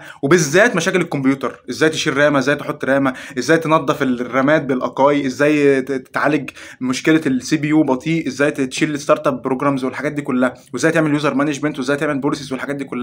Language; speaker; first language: Arabic; native; Arabic